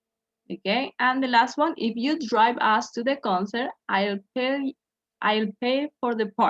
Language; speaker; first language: English; non-native, fluent; Spanish